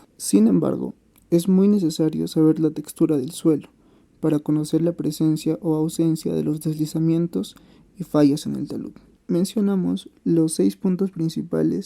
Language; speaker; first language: Spanish; native; Spanish